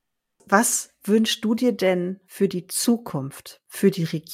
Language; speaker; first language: German; native; German